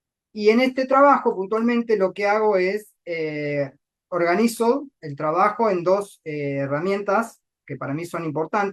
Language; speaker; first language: Spanish; native; Spanish